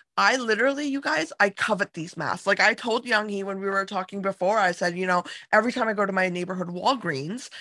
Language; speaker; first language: English; native; English